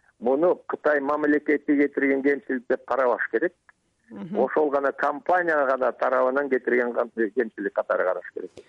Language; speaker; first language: Kyrgyz; native; Kyrgyz